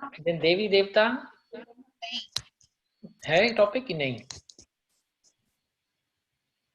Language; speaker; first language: Hindi; native; Hindi